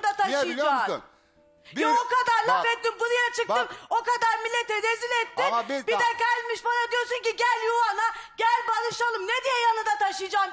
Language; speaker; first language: Turkish; native; Turkish